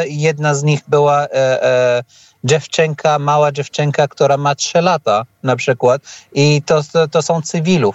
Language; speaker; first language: Polish; non-native, learner; Arabic